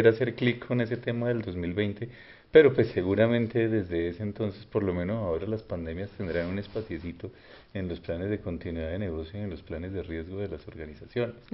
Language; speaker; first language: Spanish; native; Spanish